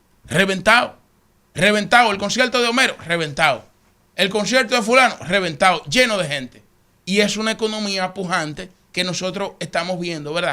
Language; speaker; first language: Spanish; native; Spanish